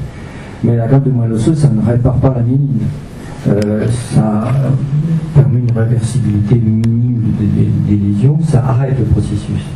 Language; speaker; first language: French; native; French